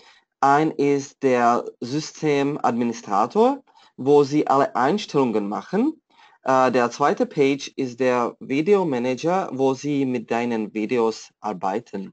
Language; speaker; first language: German; non-native, fluent; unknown